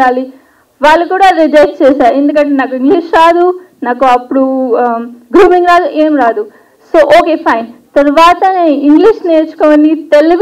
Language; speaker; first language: Telugu; non-native, local second language; Hindi